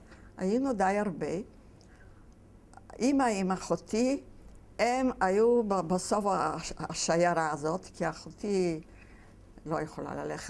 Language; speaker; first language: Hebrew; non-native, fluent; Yiddish